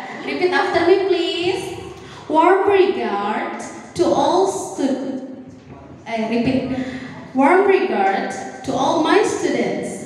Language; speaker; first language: English; non-native, fluent; Indonesian